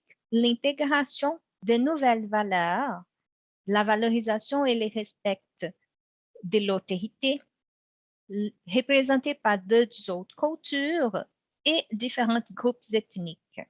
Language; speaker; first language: French; non-native, fluent; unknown